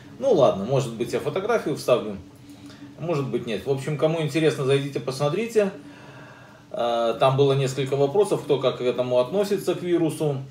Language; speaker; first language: Russian; native; Russian